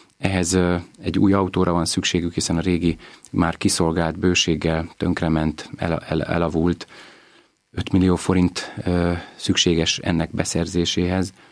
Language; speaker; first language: Hungarian; native; Hungarian